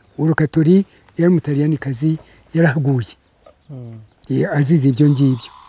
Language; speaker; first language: Kinyarwanda; native; Kinyarwanda